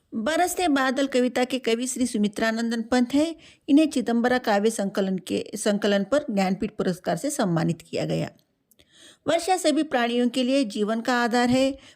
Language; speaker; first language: Hindi; non-native, local second language; Telugu